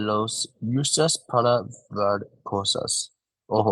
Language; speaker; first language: Spanish; non-native, learner; English